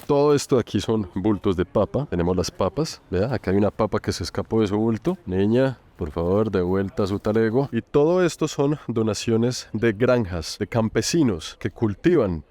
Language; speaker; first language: Spanish; native; Spanish